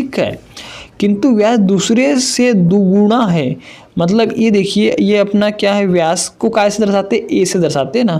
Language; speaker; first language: Hindi; native; Hindi